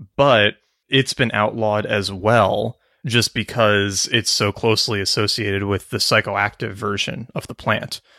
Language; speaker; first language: English; native; English